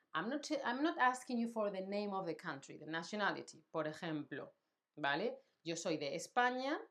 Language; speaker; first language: English; non-native, fluent; Spanish